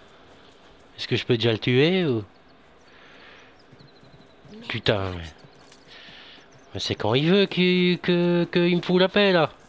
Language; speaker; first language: French; native; French